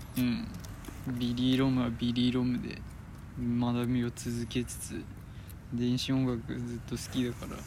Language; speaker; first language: Japanese; native; Japanese